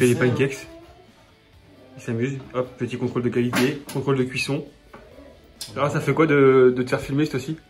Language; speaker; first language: French; native; French